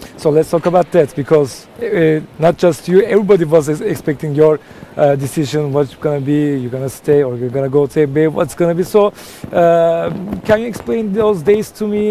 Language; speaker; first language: English; non-native, fluent; Turkish